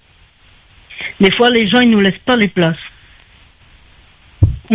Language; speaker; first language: French; native; French